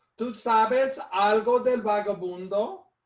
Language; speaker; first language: Spanish; non-native, fluent; English